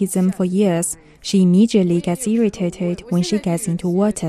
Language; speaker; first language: English; non-native, fluent; Chinese